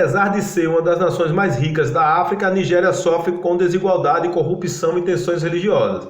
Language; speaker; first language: Portuguese; native; Portuguese